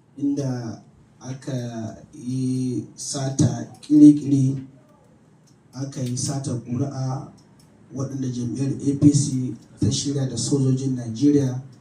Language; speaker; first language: Hausa; native; Hausa